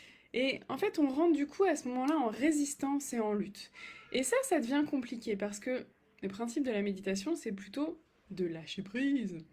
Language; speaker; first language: French; native; French